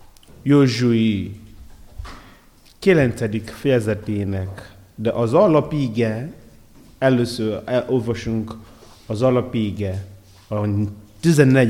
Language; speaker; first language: Hungarian; non-native, learner; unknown